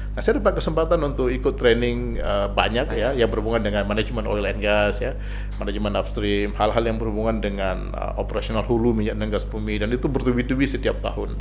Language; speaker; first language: Indonesian; non-native, local second language; Achinese